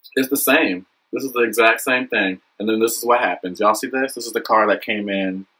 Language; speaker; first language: English; native; English